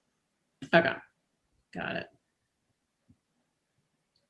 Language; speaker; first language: English; native; English